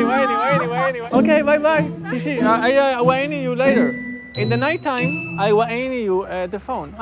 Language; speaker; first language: English; non-native, fluent; Hebrew